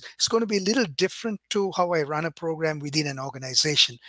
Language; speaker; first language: English; non-native, local second language; Sinhala